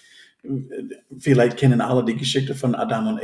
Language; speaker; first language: German; non-native, fluent; English